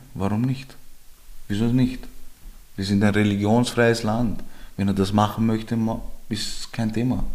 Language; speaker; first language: German; early bilingual, other home language; Georgian